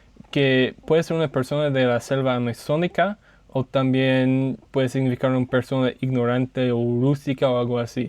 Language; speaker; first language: Spanish; non-native, learner; English